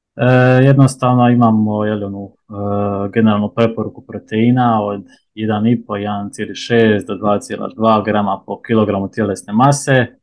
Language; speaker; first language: Croatian; native; Croatian